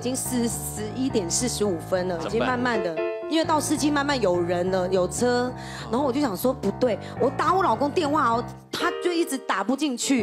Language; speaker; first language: Chinese; native; Chinese